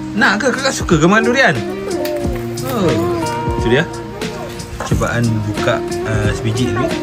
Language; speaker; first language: Malay; native; Malay